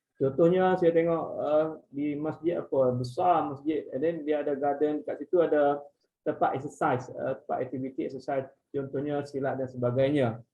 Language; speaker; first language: Malay; native; Malay